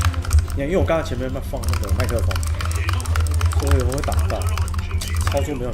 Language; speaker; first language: Chinese; native; Chinese